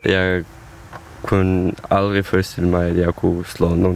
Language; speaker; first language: Danish; non-native, fluent; Ukrainian